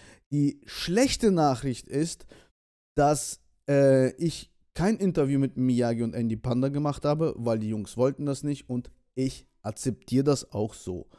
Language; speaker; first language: German; early bilingual, other home language; Russian